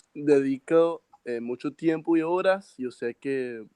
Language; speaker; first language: Spanish; early bilingual, heritage; Spanish